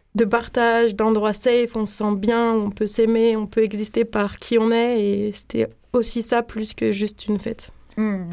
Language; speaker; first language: French; native; French